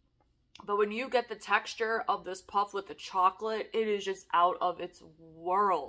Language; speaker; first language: English; native; English